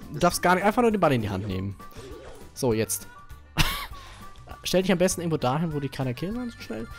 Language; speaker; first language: German; native; German